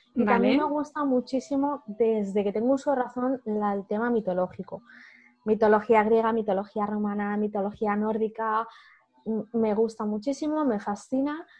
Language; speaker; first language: Spanish; native; Spanish